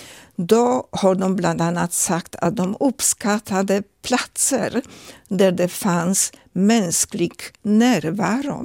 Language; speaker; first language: Swedish; non-native, fluent; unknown